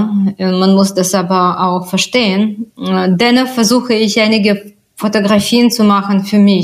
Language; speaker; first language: German; non-native, fluent; Russian